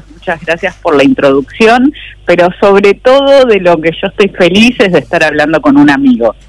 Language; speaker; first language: Spanish; native; Spanish